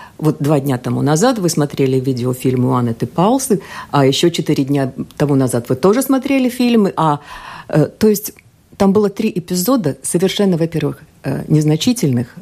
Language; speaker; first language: Russian; non-native, local second language; Latvian